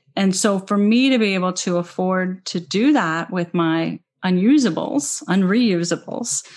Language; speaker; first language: English; native; English